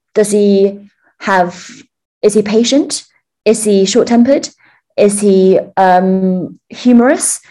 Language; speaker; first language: English; early bilingual, other home language; Chinese